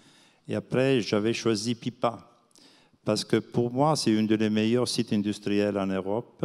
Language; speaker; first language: French; non-native, fluent; Italian